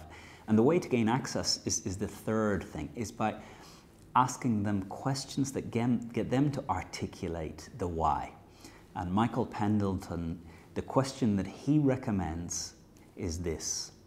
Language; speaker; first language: English; native; English